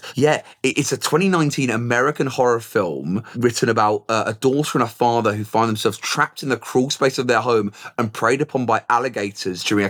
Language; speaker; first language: English; native; English